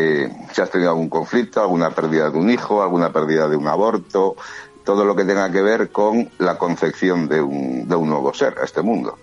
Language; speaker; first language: Spanish; native; Spanish